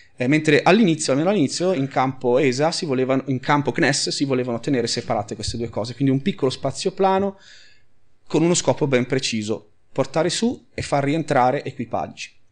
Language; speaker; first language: Italian; native; Italian